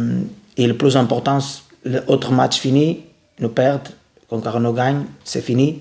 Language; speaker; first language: French; non-native, learner; Portuguese